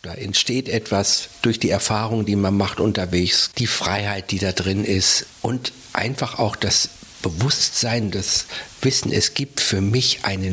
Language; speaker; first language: German; native; German